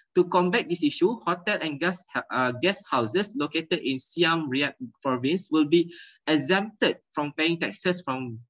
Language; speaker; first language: English; non-native, local second language; Malay